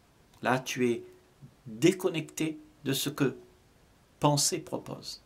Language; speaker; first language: French; native; French